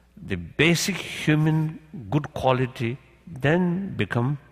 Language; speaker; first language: English; non-native, learner; Tibetan